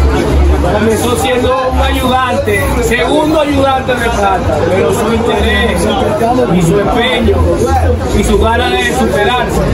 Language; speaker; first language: Spanish; native; Spanish